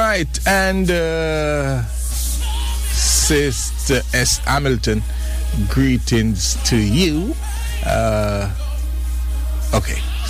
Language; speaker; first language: English; non-native, local second language; Jamaican Creole English